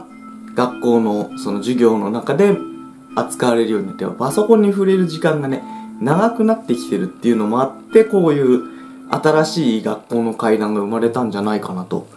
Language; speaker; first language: Japanese; native; Japanese